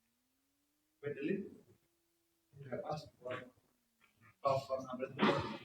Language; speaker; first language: English; non-native, learner; Indonesian